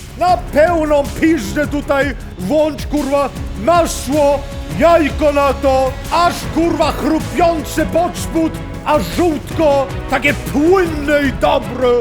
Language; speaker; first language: Polish; non-native, learner; Swedish